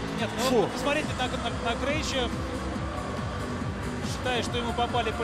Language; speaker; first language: Russian; native; Russian